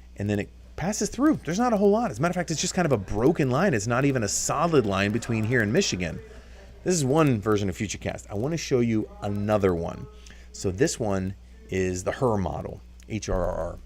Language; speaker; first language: English; native; English